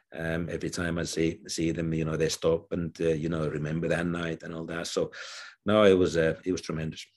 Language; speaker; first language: English; non-native, fluent; Finnish